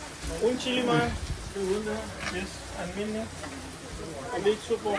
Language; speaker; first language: Danish; non-native, fluent; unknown